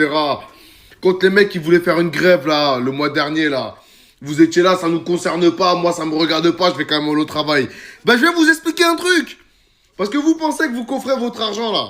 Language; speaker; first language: French; native; French